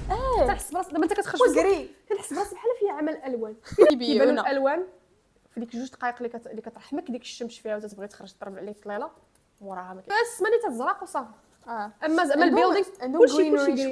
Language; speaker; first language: Arabic; native; Arabic